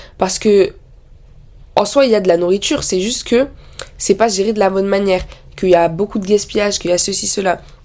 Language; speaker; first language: French; native; French